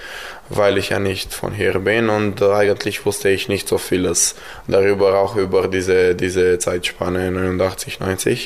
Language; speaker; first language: German; non-native, local second language; Romanian